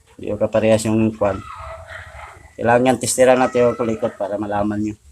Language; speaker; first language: Filipino; native; Filipino